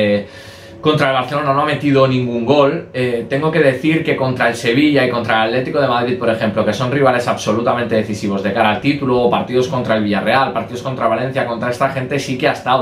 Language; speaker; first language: Spanish; native; Spanish